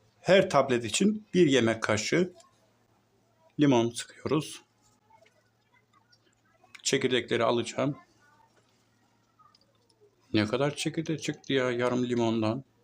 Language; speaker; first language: Turkish; native; Turkish